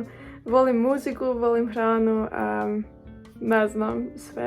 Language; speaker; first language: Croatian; non-native, learner; English